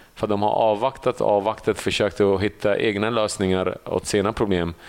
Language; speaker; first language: Swedish; early bilingual, other home language; Assyrian Neo-Aramaic